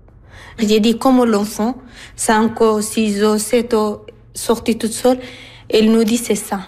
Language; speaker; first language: French; non-native, learner; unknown